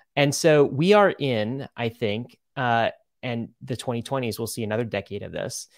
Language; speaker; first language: English; native; English